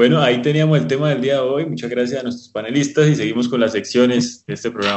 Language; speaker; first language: Spanish; native; Spanish